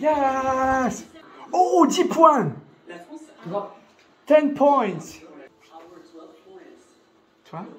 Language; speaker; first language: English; non-native, fluent; French